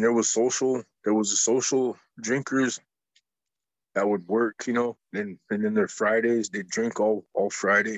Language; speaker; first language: English; native; English